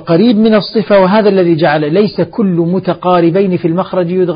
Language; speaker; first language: Arabic; native; Arabic